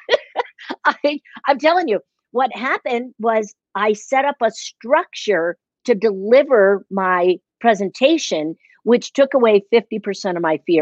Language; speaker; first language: English; native; English